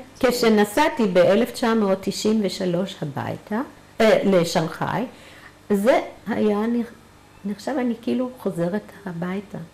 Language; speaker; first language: Hebrew; non-native, fluent; German